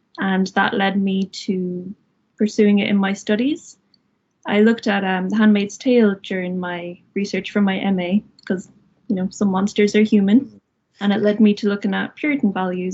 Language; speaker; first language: English; native; English